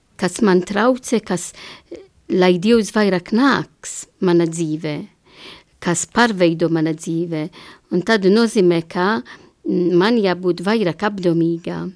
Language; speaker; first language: Latvian; non-native, learner; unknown